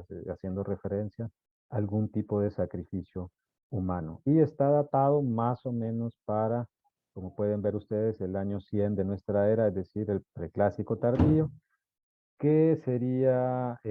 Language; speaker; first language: Spanish; native; Spanish